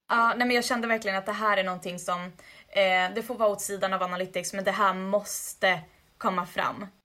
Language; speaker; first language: Swedish; early bilingual, other home language; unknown